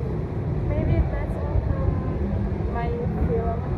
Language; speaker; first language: English; non-native, learner; Indonesian